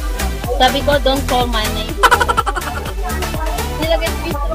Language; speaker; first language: Filipino; native; Filipino